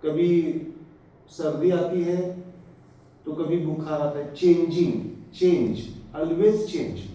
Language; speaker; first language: Hindi; non-native, local second language; Marathi